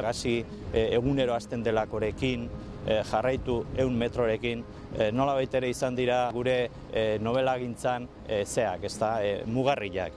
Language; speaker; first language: Basque; native; Basque